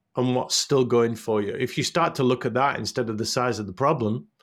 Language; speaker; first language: English; native; English